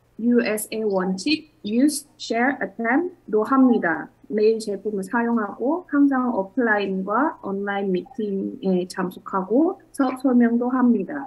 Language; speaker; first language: Korean; non-native, fluent; Indonesian